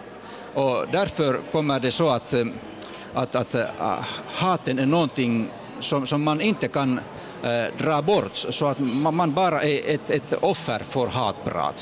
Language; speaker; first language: Swedish; non-native, fluent; Finnish